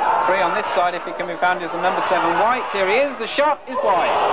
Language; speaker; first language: English; native; English